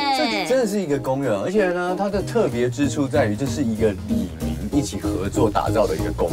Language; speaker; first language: Chinese; native; Chinese